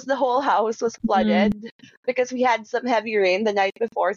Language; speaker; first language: English; non-native, local second language; Hiligaynon